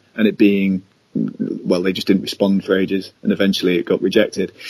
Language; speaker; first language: English; native; English